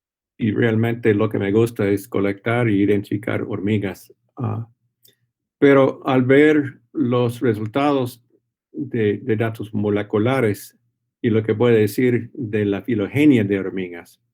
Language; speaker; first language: Spanish; non-native, fluent; English